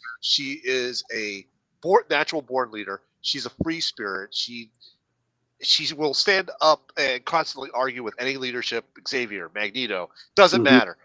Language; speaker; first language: English; native; English